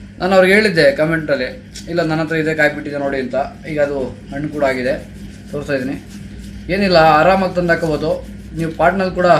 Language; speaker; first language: Kannada; native; Kannada